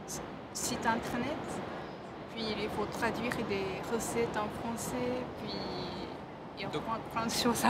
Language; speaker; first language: French; non-native, fluent; Japanese